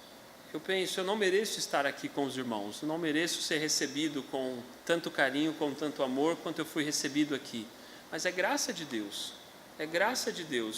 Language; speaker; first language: Portuguese; native; Portuguese